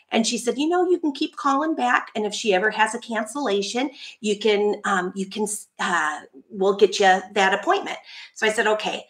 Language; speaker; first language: English; native; English